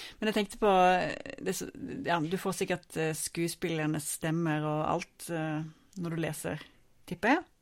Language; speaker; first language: Norwegian; native; Norwegian